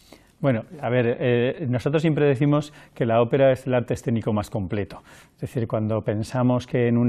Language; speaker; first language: Spanish; native; Spanish